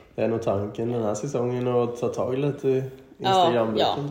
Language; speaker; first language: Swedish; native; Swedish